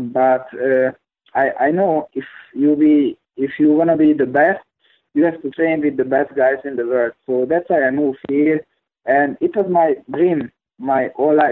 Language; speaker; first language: English; non-native, learner; Hungarian